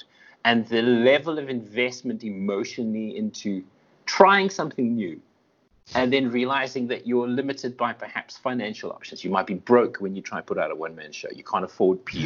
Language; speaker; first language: English; native; English